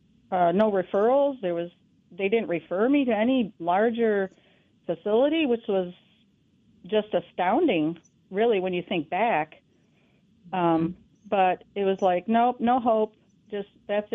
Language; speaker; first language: English; native; English